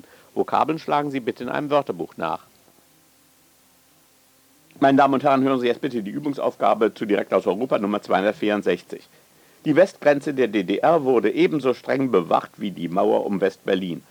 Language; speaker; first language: German; native; German